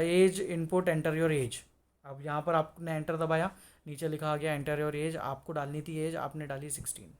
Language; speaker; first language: Hindi; native; Hindi